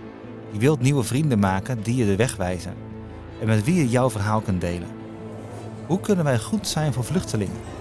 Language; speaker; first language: Dutch; native; Dutch